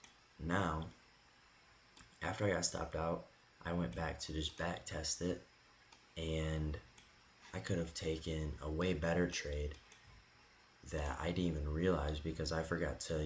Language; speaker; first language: English; native; English